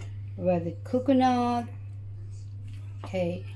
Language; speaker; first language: English; non-native, learner; Filipino